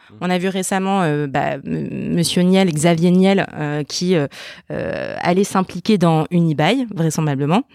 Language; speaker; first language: French; native; French